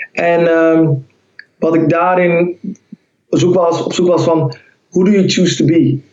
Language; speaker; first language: Dutch; early bilingual, other home language; Somali